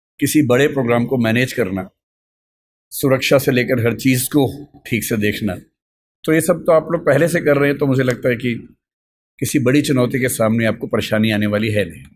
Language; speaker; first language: Hindi; native; Hindi